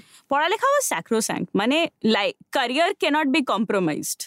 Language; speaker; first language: Bangla; early bilingual, heritage; Bangla